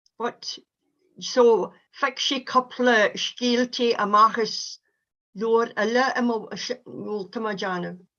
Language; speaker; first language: Irish; non-native, local second language; English